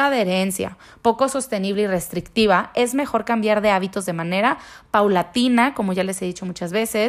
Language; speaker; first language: Spanish; native; Spanish